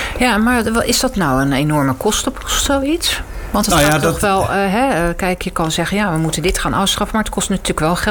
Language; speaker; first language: Dutch; native; Dutch